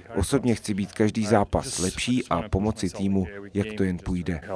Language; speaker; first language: Czech; non-native, fluent; Russian